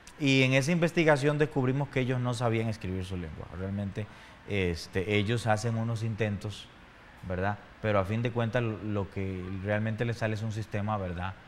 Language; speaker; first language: Spanish; native; Spanish